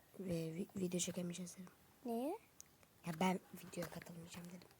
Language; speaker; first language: Turkish; native; Turkish